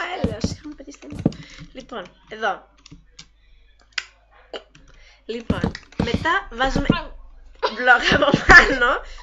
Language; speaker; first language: Greek; native; Greek